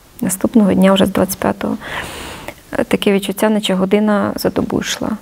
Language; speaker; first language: Ukrainian; native; Ukrainian